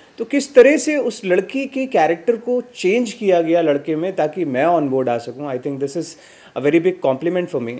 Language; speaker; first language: Hindi; native; Hindi